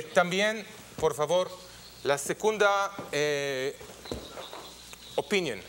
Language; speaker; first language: Spanish; non-native, learner; Hebrew